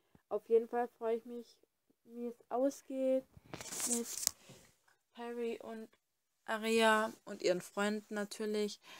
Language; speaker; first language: German; native; German